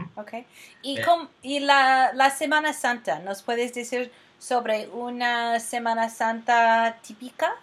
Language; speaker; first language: Spanish; non-native, fluent; English